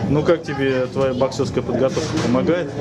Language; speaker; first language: Russian; native; Russian